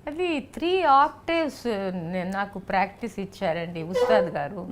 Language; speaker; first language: Telugu; non-native, fluent; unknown